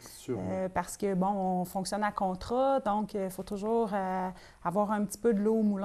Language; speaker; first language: French; native; French